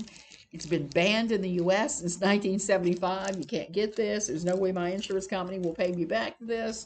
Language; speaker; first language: English; native; English